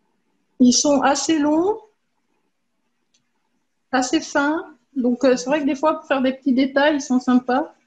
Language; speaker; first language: French; native; French